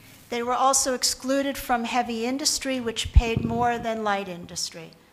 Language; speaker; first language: English; native; English